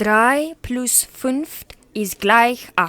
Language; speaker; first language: German; non-native, learner; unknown